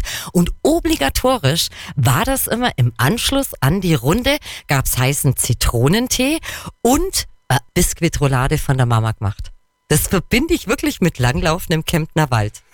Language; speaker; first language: German; native; German